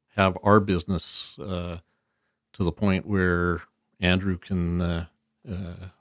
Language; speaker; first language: English; native; English